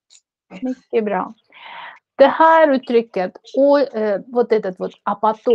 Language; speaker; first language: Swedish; non-native, fluent; Russian